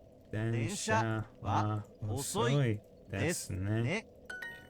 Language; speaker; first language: Japanese; non-native, learner; English